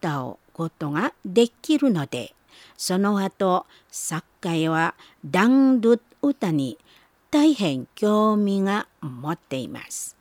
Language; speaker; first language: Japanese; non-native, learner; Indonesian